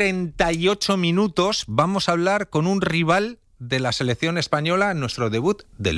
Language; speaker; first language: Spanish; native; Spanish